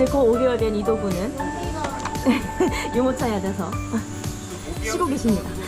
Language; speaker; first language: Korean; native; Korean